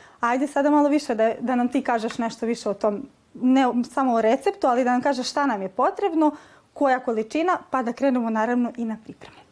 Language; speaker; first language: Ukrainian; early bilingual, heritage; Ukrainian